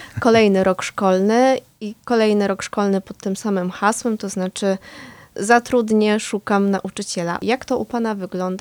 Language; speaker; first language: Polish; native; Polish